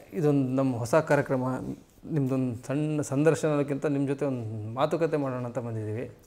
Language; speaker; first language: Kannada; native; Kannada